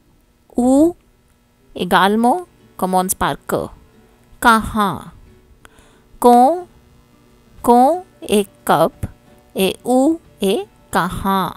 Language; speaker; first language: French; non-native, learner; Hindi